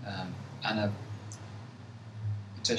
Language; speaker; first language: Arabic; non-native, learner; English